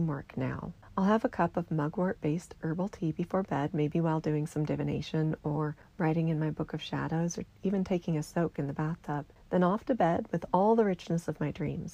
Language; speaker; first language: English; native; English